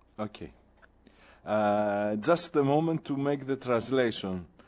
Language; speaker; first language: English; non-native, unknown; Greek